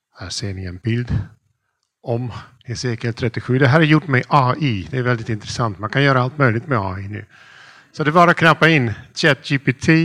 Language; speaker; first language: Swedish; non-native, fluent; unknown